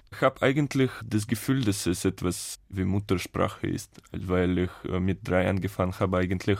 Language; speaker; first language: German; non-native, fluent; Russian